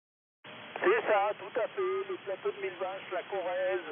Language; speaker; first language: French; native; French